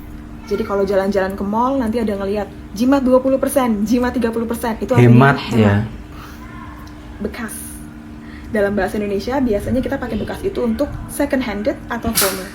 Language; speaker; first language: Indonesian; native; Indonesian